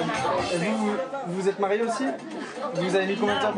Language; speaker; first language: French; native; French